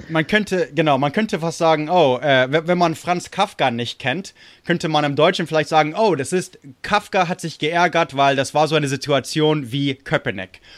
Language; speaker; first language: German; non-native, fluent; English